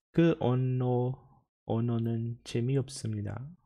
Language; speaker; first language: Korean; non-native, learner; Portuguese